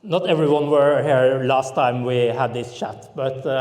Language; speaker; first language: English; non-native, fluent; Norwegian